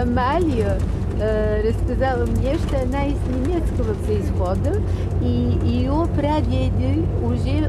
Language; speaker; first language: Russian; non-native, learner; Bulgarian